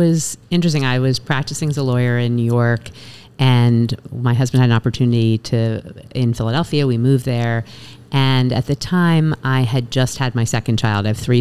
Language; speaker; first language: English; native; English